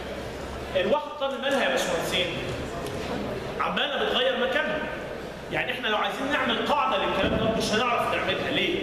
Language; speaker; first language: Arabic; native; Arabic